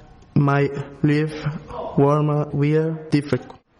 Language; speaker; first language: English; non-native, learner; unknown